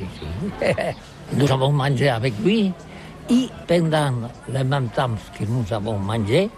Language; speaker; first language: French; non-native, learner; Catalan